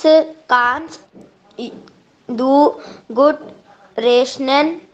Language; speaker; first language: German; non-native, learner; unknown